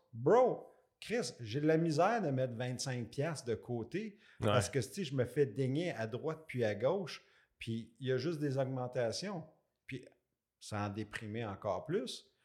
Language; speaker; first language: French; native; French